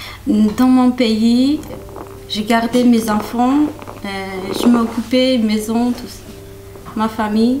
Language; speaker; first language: French; non-native, learner; Kurdish